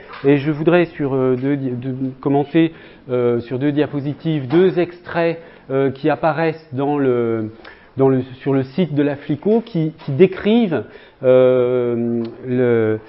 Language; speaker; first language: French; native; French